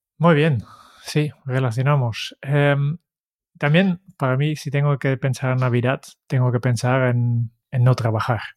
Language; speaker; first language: Spanish; non-native, fluent; Dutch